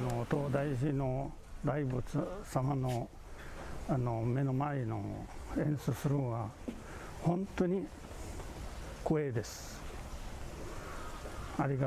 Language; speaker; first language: Japanese; non-native, learner; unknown